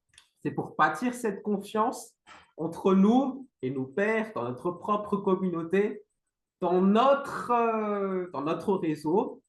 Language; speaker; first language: French; non-native, local second language; Malagasy